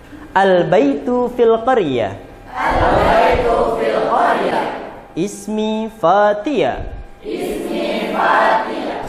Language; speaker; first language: Arabic; non-native, learner; Indonesian